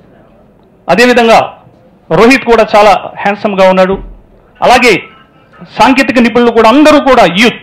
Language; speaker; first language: Telugu; native; Telugu